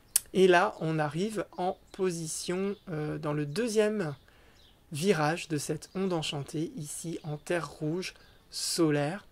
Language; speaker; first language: French; native; French